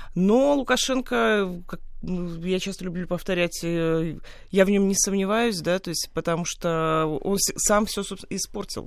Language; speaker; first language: Russian; native; Russian